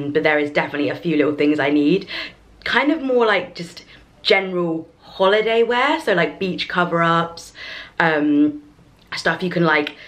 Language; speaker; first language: English; native; English